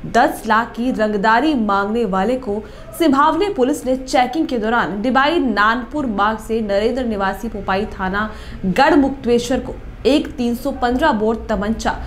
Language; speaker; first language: Hindi; native; Hindi